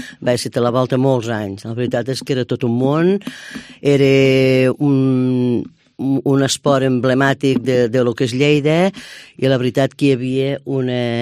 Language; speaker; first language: Catalan; native; Catalan